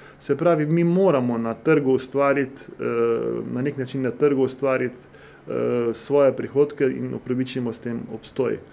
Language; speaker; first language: Slovenian; native; Slovenian